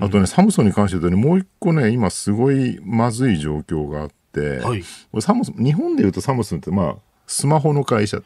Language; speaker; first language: Japanese; native; Japanese